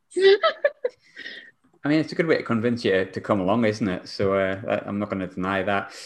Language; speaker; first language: English; native; English